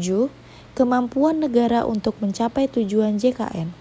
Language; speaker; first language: Indonesian; native; Indonesian